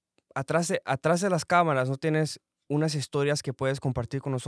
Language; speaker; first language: Spanish; early bilingual, heritage; Spanish